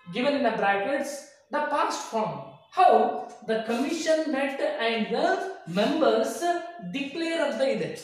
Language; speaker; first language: English; non-native, local second language; Kannada